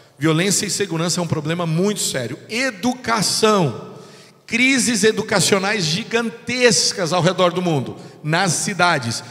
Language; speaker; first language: Portuguese; non-native, fluent; English